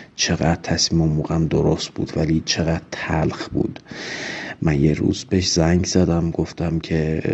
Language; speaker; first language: Persian; native; Persian